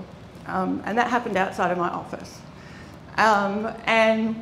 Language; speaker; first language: English; native; English